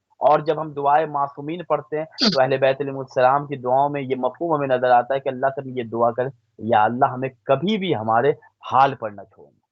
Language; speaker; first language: Urdu; native; Urdu